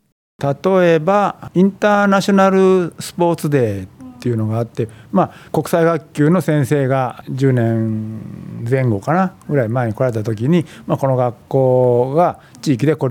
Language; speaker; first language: Japanese; native; Japanese